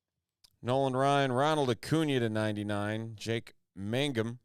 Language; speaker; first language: English; native; English